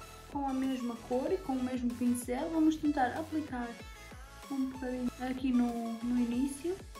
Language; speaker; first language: Portuguese; non-native, fluent; Serbian